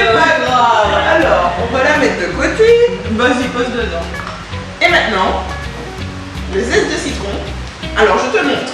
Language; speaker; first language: French; native; French